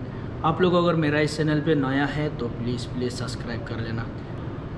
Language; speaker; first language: Hindi; non-native, local second language; Bangla